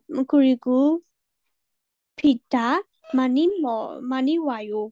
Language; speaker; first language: Korean; non-native, learner; Burmese